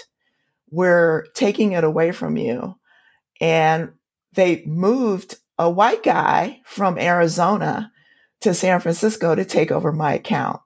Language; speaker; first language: English; native; English